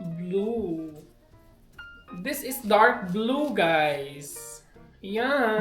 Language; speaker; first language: English; non-native, local second language; Filipino